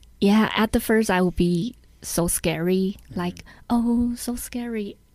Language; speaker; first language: English; non-native, learner; Chinese